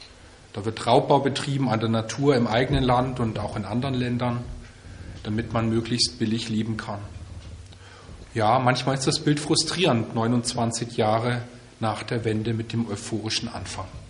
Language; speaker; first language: German; native; German